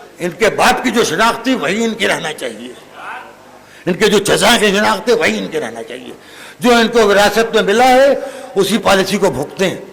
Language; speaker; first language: Urdu; native; Urdu